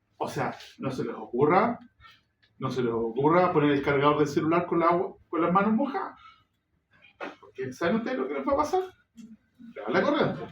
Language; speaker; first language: Spanish; native; Spanish